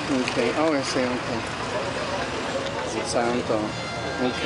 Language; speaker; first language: Spanish; early bilingual, heritage; Spanish